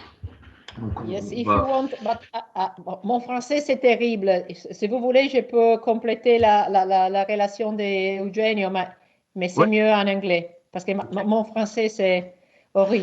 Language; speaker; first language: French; non-native, learner; Italian